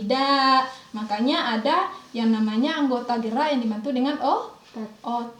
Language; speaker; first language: Indonesian; native; Indonesian